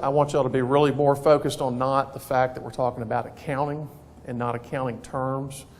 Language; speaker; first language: English; native; English